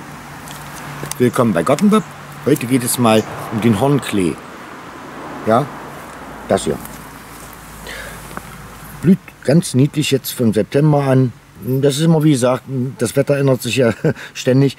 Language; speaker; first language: German; native; German